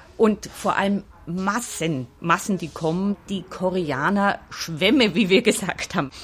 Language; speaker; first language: German; native; German